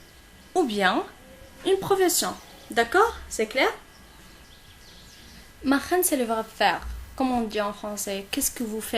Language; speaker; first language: French; non-native, local second language; Arabic